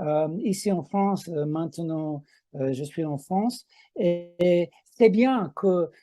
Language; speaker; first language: French; non-native, fluent; English